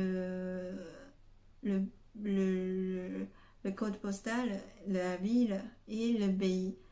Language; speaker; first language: French; non-native, fluent; Chinese